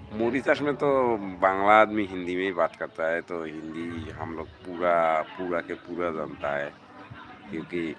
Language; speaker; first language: Hindi; non-native, fluent; Bangla